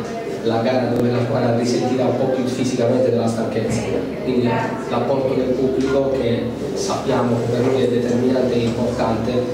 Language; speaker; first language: Italian; native; Italian